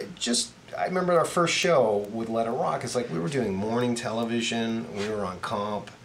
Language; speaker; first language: English; native; English